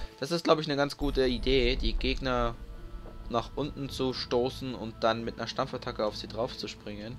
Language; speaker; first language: German; native; German